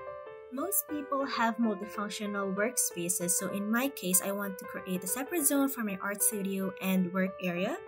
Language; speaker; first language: English; non-native, local second language; Filipino